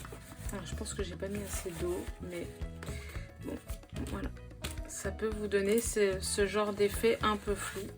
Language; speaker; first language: French; native; French